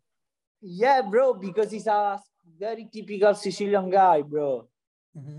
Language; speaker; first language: English; non-native, learner; Italian